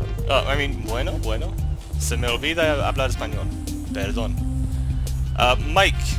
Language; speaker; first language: Spanish; non-native, learner; English